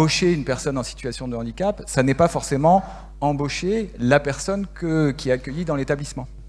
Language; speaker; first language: French; native; French